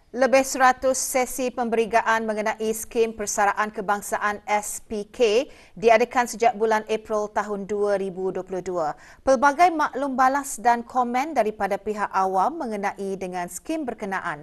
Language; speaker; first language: Malay; native; Malay